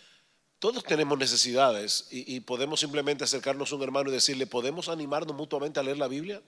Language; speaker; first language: Spanish; native; Spanish